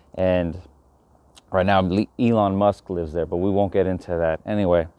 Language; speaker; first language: English; native; English